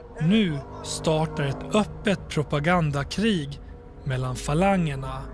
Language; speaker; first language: Swedish; native; Swedish